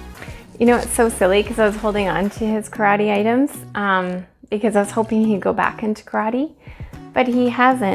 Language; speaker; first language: English; native; English